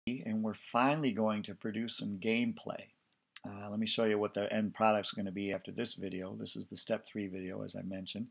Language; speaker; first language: English; native; English